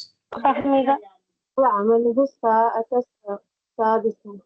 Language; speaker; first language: Arabic; non-native, learner; Tamil